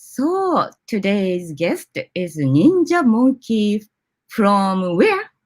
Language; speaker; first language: English; non-native, learner; Japanese